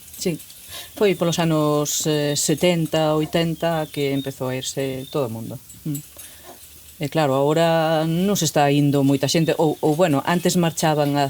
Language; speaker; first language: Galician; native; Galician